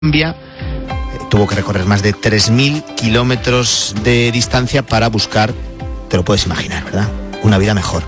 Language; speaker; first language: Spanish; native; Spanish